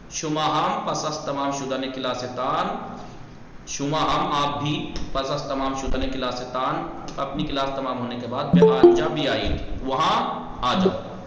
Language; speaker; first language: Urdu; native; Urdu